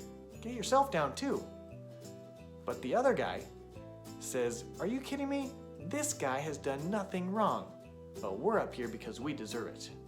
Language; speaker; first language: English; native; English